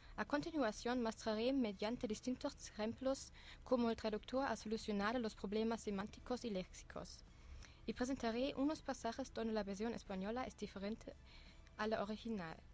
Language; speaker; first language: Spanish; non-native, fluent; German